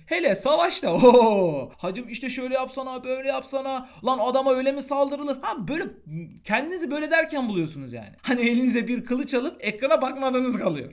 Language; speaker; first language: Turkish; native; Turkish